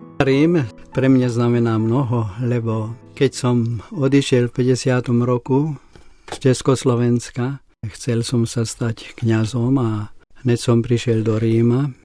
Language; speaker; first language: Slovak; non-native, local second language; Hungarian